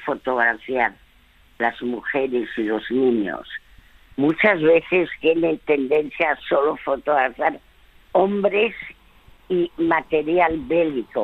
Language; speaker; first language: Spanish; early bilingual, other home language; French